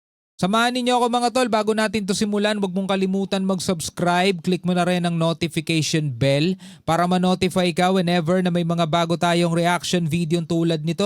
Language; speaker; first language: Filipino; native; Filipino